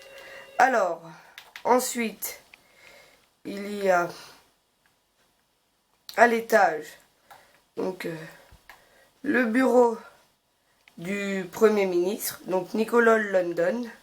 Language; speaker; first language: French; native; French